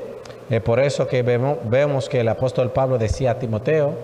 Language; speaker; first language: Spanish; non-native, fluent; Haitian Creole